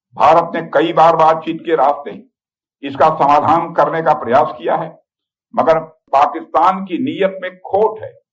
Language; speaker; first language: Hindi; native; Hindi